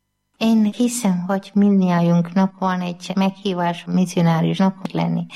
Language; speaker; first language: Hungarian; non-native, learner; Malayalam